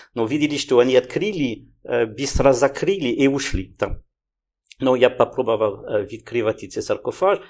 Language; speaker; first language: Ukrainian; non-native, learner; French